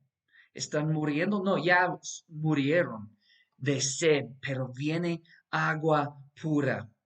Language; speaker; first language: Spanish; non-native, fluent; English